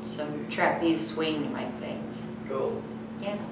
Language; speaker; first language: English; native; English